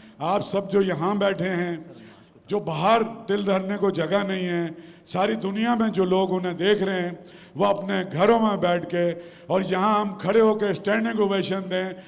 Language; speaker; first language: Urdu; native; Urdu